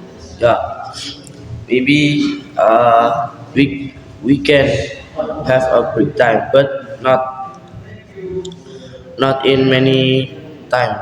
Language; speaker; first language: English; non-native, learner; Indonesian